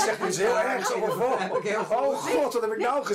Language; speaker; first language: Dutch; native; Dutch